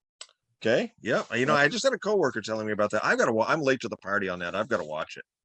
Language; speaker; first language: English; native; English